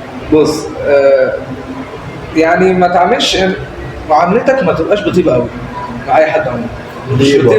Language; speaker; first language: Arabic; native; Arabic